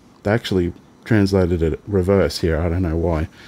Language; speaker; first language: English; early bilingual, other home language; Italian